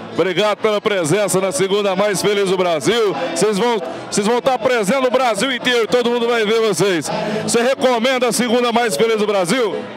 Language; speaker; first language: Portuguese; native; Portuguese